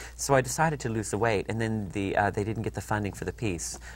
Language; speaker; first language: English; native; English